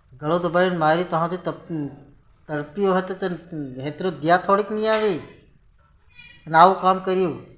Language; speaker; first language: Gujarati; non-native, local second language; Bhili